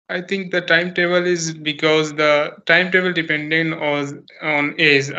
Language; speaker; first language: English; non-native, local second language; Hindi